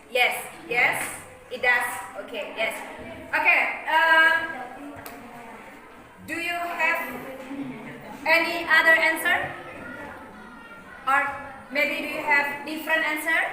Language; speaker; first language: English; non-native, learner; Indonesian